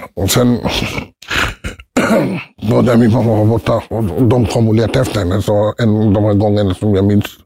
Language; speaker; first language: Swedish; early bilingual, other home language; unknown